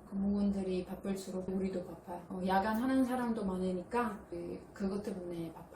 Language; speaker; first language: Korean; non-native, fluent; Italian